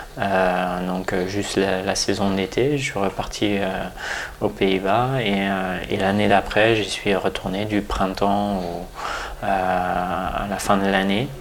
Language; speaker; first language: French; non-native, fluent; Dutch